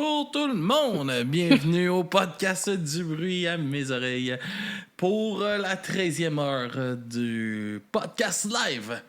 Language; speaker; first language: French; native; French